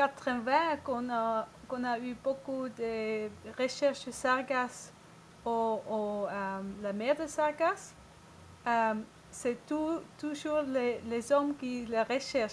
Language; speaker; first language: French; non-native, learner; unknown